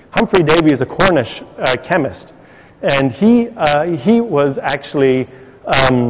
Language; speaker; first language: English; native; English